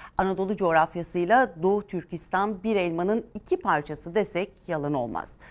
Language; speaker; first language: Turkish; native; Turkish